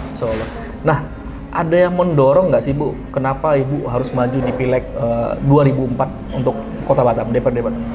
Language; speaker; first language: Indonesian; native; Indonesian